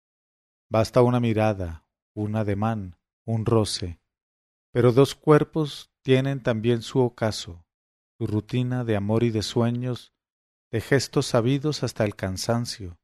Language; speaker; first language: Spanish; native; Spanish